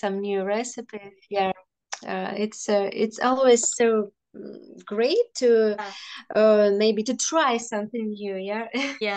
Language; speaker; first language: English; non-native, fluent; Russian